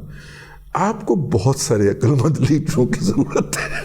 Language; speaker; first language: Urdu; native; Urdu